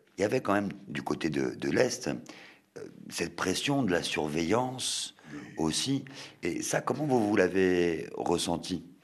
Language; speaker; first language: French; native; French